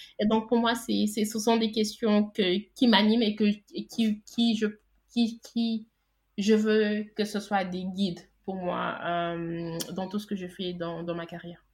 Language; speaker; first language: French; non-native, local second language; Wolof